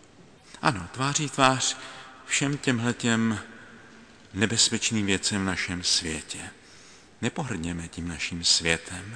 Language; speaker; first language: Czech; native; Czech